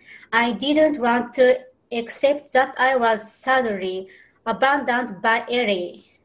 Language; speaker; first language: English; non-native, learner; Japanese